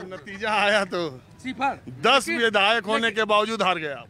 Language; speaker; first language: Hindi; native; Hindi